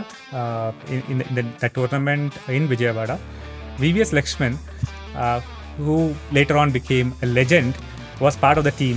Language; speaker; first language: English; non-native, local second language; Tamil